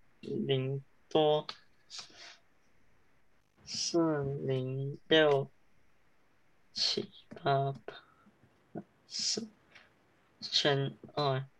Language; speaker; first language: Chinese; early bilingual, heritage; Chinese